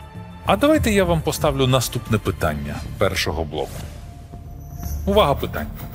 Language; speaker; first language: Ukrainian; native; Ukrainian